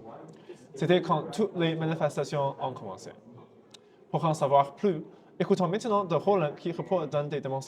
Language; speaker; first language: French; non-native, learner; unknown